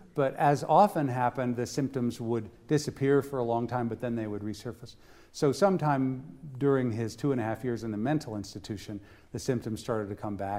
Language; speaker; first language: English; native; English